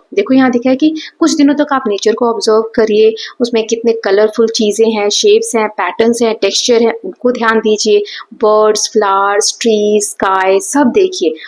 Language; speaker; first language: Hindi; native; Hindi